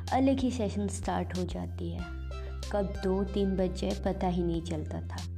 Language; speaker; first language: Hindi; non-native, local second language; Assamese